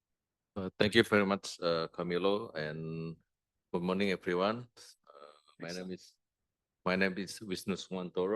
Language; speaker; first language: English; non-native, learner; Indonesian